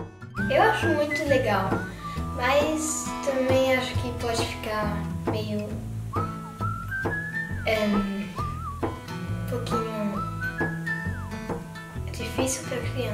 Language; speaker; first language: Portuguese; early bilingual, heritage; Portuguese